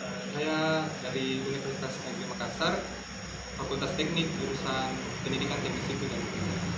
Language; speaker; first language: Indonesian; non-native, local second language; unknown